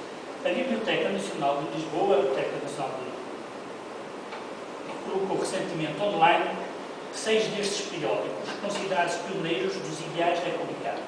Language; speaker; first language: Portuguese; native; Portuguese